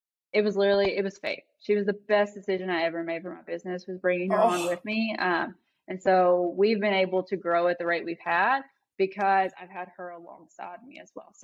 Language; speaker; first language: English; native; English